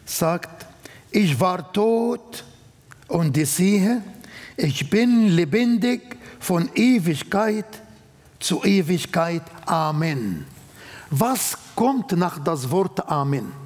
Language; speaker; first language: German; non-native, fluent; Arabic